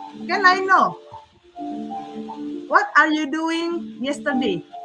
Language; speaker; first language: English; non-native, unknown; Indonesian